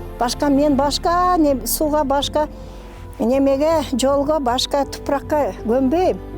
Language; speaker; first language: Kyrgyz; non-native, local second language; Russian